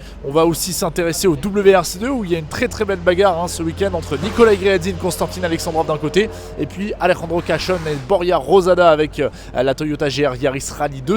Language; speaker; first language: French; native; French